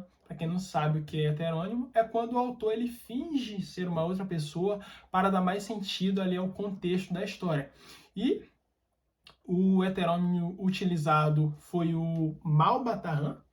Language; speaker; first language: Portuguese; native; Portuguese